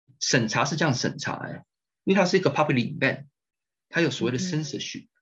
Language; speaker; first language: Chinese; native; Chinese